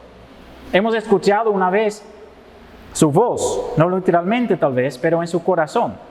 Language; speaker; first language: Spanish; non-native, fluent; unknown